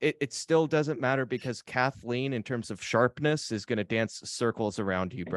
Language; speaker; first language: English; native; English